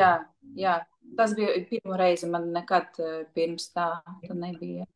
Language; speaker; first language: Latvian; non-native, local second language; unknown